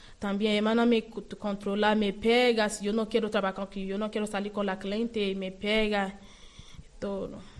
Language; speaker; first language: Spanish; non-native, learner; Yoruba